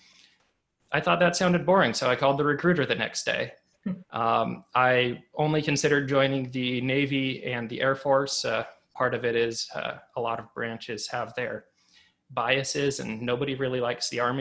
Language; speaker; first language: English; native; English